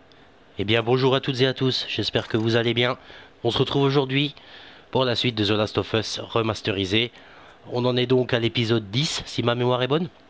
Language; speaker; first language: French; native; French